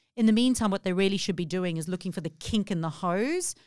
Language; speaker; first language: English; native; English